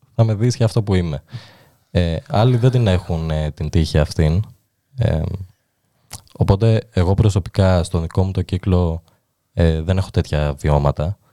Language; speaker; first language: Greek; early bilingual, other home language; Albanian